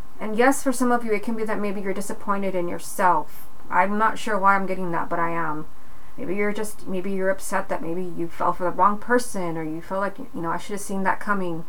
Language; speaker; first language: English; native; English